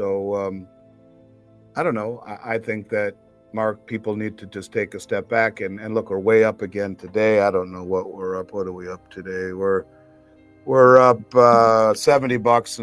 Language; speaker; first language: English; native; English